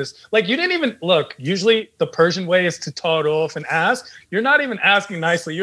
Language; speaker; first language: English; native; English